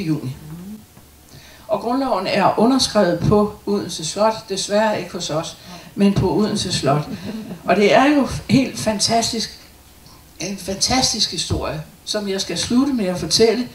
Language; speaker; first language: Danish; native; Danish